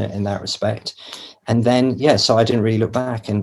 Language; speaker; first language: English; native; English